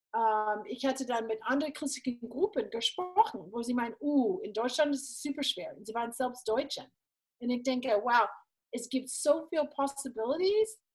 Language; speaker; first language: German; non-native, fluent; English